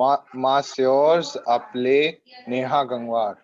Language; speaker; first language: French; non-native, learner; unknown